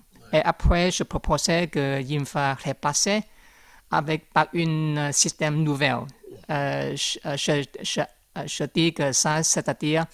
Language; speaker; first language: French; non-native, learner; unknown